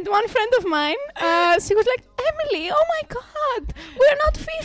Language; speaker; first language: English; non-native, fluent; Greek